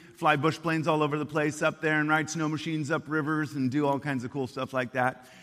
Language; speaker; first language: English; native; English